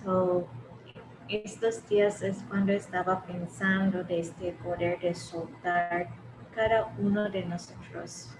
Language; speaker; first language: Spanish; early bilingual, heritage; English